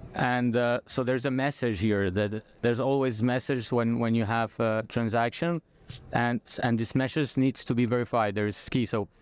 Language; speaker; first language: English; non-native, fluent; French